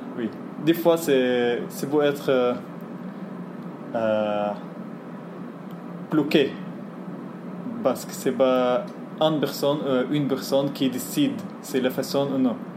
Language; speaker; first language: French; non-native, learner; Arabic